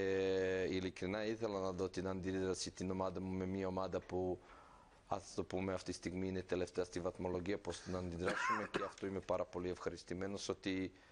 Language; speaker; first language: Greek; non-native, fluent; Serbian